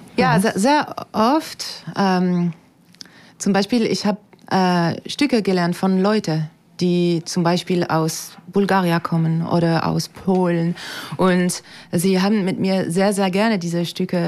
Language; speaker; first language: German; non-native, fluent; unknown